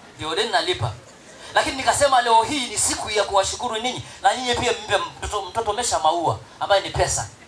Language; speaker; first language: Swahili; non-native, local second language; Masai